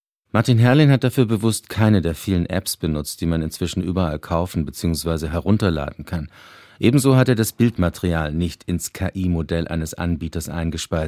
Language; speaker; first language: German; native; German